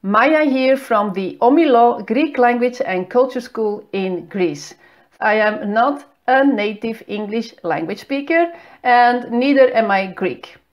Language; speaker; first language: English; non-native, fluent; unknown